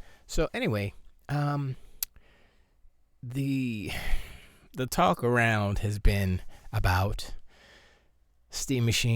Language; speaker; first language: English; native; English